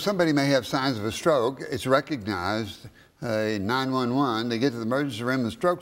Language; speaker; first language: English; native; English